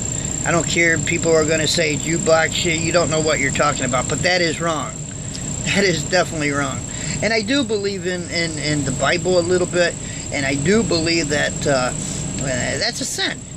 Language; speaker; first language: English; native; English